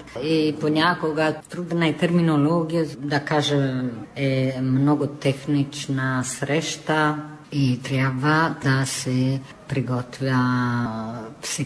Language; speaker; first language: Bulgarian; non-native, fluent; Italian